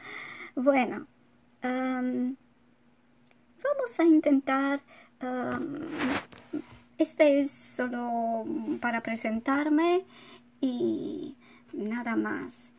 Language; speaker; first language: Spanish; non-native, fluent; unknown